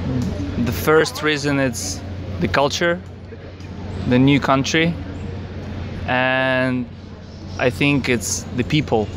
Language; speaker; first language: English; non-native, learner; Russian